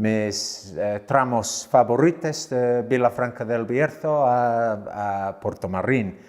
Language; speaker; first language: Spanish; non-native, learner; English